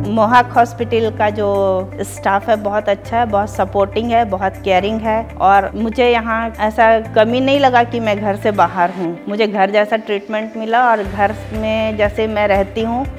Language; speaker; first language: Hindi; native; Hindi